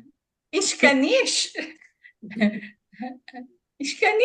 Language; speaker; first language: German; non-native, learner; Filipino